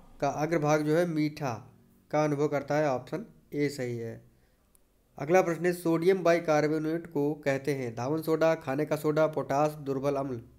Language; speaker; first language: Hindi; native; Hindi